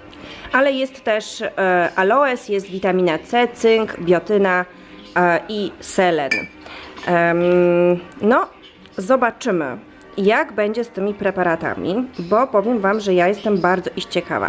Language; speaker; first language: Polish; native; Polish